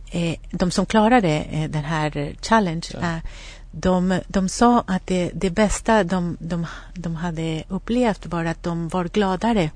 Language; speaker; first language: Swedish; non-native, fluent; Spanish